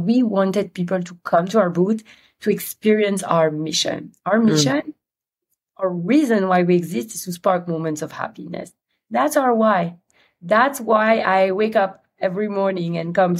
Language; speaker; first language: English; non-native, fluent; Dutch